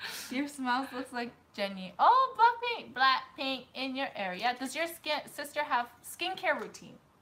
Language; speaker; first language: English; early bilingual, other home language; Korean